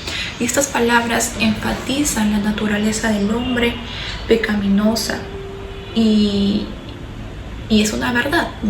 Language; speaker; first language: Spanish; native; Spanish